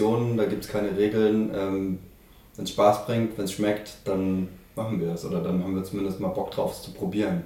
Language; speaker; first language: German; native; German